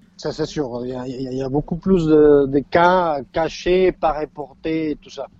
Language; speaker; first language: French; non-native, fluent; Spanish